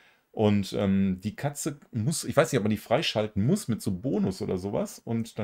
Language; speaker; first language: German; native; German